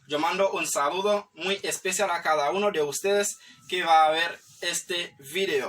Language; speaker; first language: Spanish; non-native, fluent; Haitian Creole